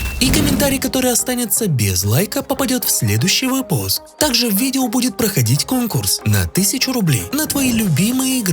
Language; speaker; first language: Russian; native; Russian